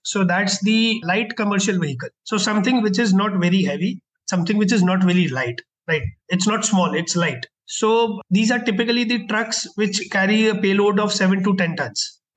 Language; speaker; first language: English; non-native, local second language; Hindi